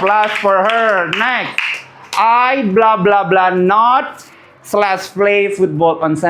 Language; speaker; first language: English; non-native, learner; Indonesian